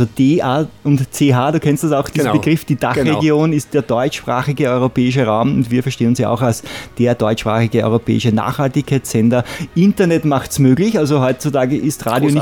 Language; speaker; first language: German; native; German